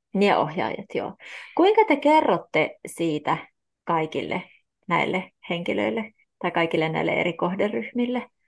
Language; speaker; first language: Finnish; native; Finnish